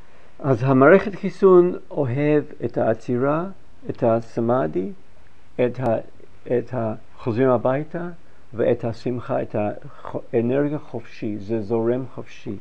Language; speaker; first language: Hebrew; non-native, fluent; English